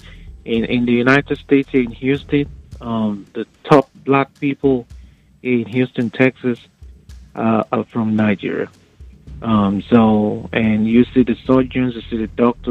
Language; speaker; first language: English; non-native, local second language; Yoruba